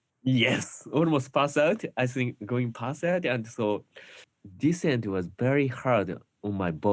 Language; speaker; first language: English; non-native, learner; Japanese